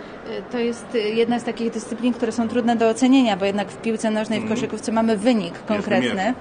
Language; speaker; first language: Polish; native; Polish